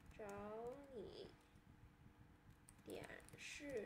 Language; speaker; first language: Chinese; non-native, learner; Vietnamese